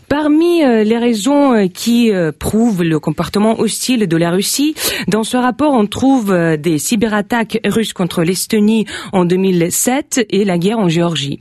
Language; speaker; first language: French; non-native, fluent; Russian